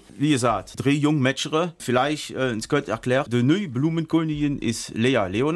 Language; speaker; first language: German; native; German